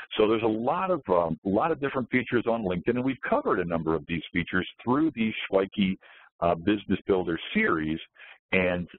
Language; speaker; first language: English; native; English